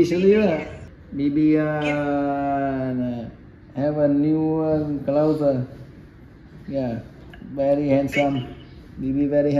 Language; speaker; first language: English; non-native, learner; Vietnamese